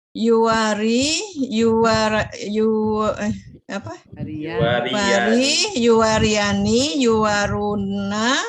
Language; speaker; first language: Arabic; non-native, learner; Indonesian